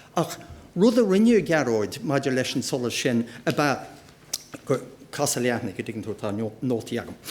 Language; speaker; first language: Irish; native; Irish